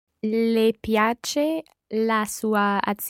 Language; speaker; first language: Italian; non-native, learner; English